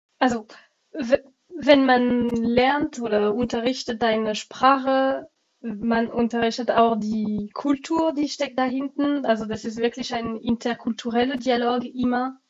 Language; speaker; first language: German; non-native, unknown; French